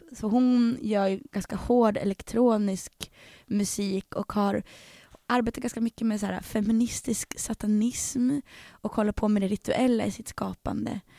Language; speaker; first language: Swedish; native; Swedish